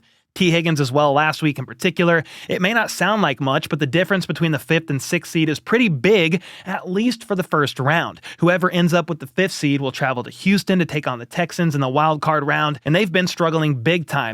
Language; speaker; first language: English; native; English